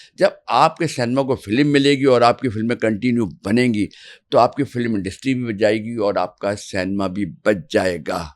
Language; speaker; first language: Urdu; native; Urdu